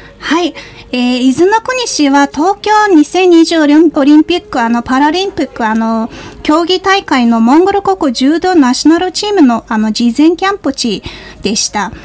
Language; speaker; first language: Japanese; non-native, fluent; Mongolian